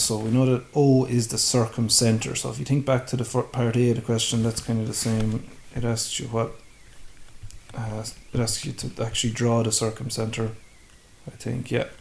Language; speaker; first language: English; native; English